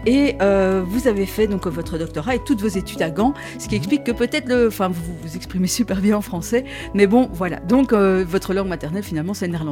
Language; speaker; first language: French; native; French